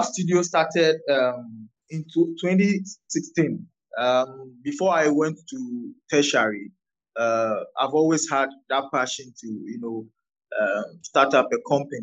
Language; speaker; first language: English; non-native, local second language; Ewe